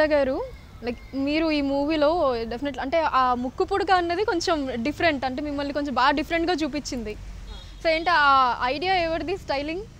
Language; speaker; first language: Telugu; native; Telugu